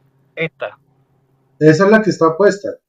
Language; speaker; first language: Spanish; native; Spanish